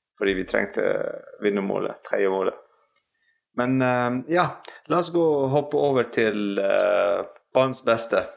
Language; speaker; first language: Norwegian; non-native, fluent; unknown